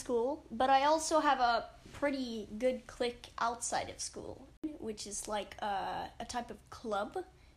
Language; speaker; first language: English; non-native, fluent; Swedish